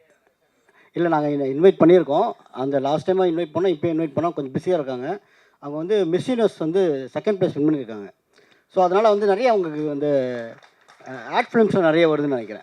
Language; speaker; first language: Tamil; native; Tamil